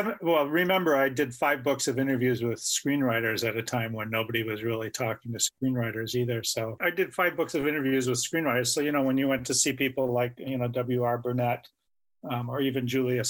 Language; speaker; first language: English; native; English